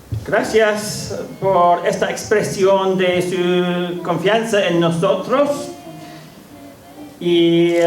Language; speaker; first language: Spanish; non-native, fluent; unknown